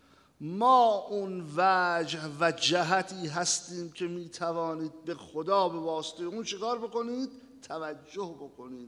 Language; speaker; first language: Persian; native; Persian